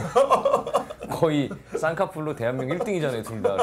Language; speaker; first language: Korean; native; Korean